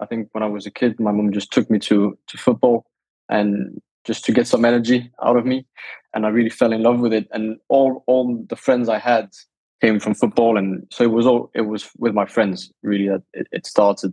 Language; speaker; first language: English; non-native, fluent; Danish